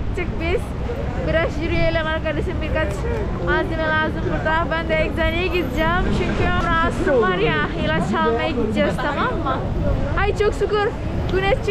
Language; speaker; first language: Turkish; non-native, learner; Indonesian